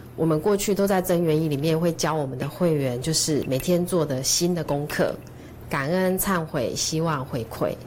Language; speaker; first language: Chinese; native; Chinese